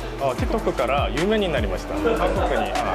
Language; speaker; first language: Japanese; non-native, learner; Korean